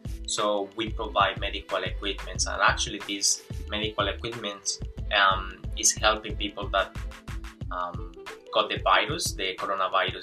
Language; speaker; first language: English; non-native, fluent; Spanish